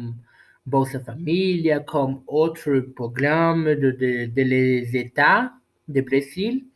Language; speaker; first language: French; non-native, learner; Portuguese